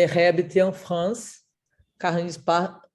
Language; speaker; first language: French; non-native, learner; Portuguese